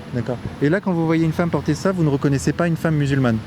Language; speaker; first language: French; native; French